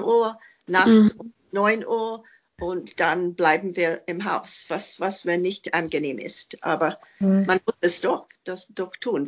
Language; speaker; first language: German; non-native, fluent; English